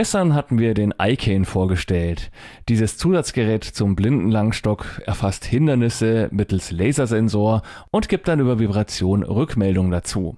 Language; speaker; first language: German; native; German